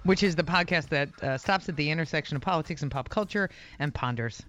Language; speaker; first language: English; native; English